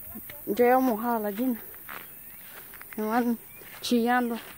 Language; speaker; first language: Spanish; native; Spanish